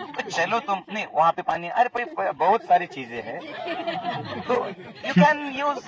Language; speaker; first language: Hindi; non-native, local second language; Marathi